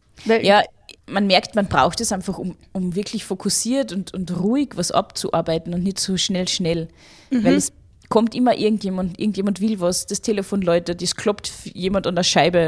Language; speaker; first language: German; native; German